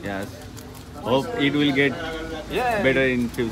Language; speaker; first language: English; non-native, learner; Nepali